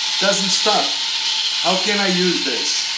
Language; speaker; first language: English; non-native, learner; Portuguese